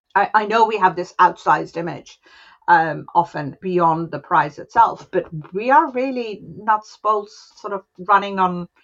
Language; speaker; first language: English; non-native, local second language; Hindi